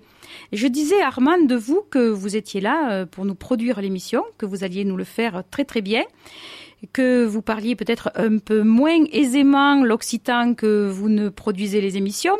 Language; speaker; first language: French; native; French